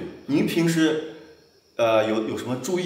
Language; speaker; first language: Chinese; native; Chinese